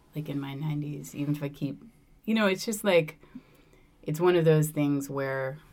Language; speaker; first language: English; native; English